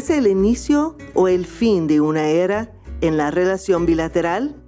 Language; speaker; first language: Spanish; non-native, fluent; English